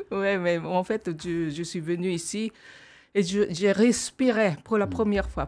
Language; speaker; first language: French; non-native, fluent; Japanese